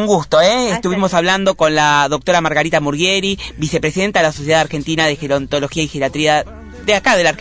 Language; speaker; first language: Spanish; native; Spanish